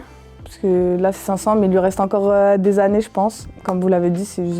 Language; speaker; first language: French; native; French